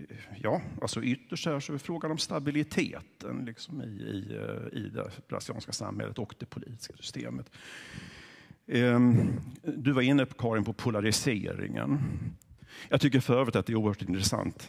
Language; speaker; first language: Swedish; native; Swedish